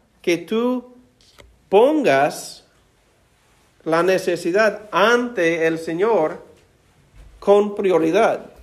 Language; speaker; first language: Spanish; non-native, fluent; English